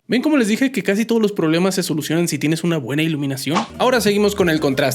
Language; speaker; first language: Spanish; native; Spanish